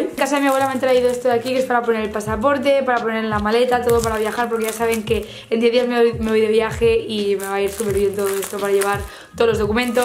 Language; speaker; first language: Spanish; native; Spanish